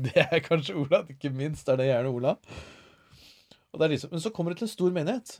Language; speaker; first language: Norwegian; native; Norwegian